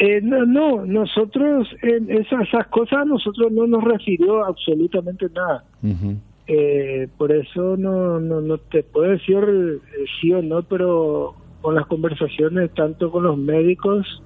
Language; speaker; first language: Spanish; native; Spanish